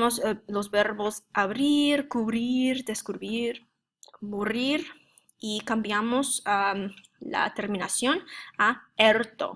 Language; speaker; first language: Spanish; non-native, fluent; English